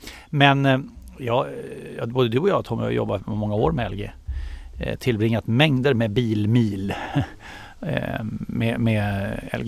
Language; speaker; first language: Swedish; native; Swedish